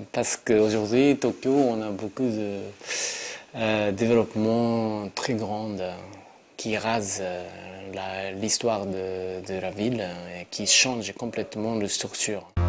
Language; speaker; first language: French; non-native, learner; Japanese